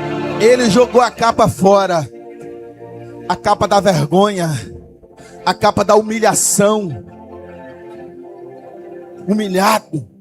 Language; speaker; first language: Portuguese; native; Portuguese